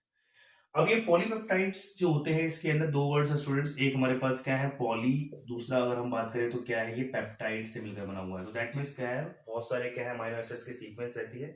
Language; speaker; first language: Hindi; native; Hindi